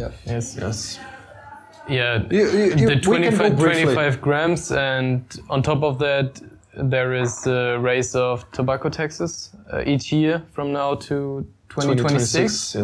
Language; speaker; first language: English; non-native, fluent; German